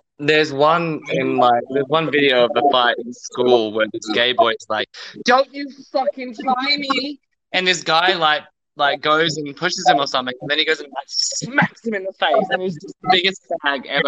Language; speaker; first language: English; native; English